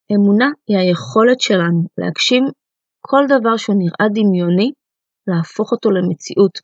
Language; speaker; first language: Hebrew; early bilingual, other home language; Russian